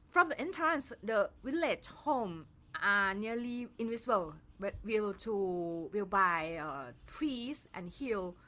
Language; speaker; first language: English; non-native, learner; Thai